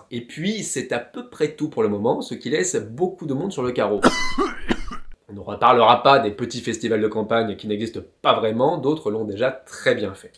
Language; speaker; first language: French; native; French